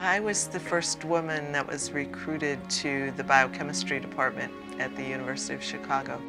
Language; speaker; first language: English; native; English